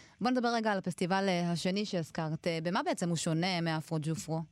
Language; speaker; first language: Hebrew; native; Hebrew